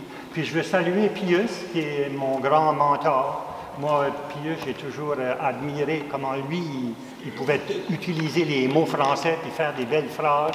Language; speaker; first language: French; native; French